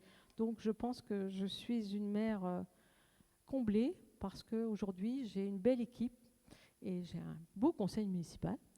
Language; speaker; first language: French; native; French